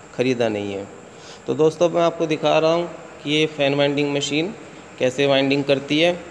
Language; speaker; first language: Hindi; native; Hindi